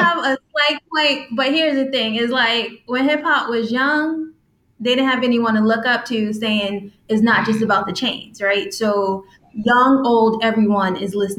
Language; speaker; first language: English; native; English